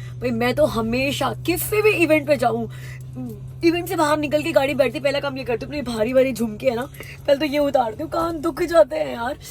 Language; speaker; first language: Hindi; native; Hindi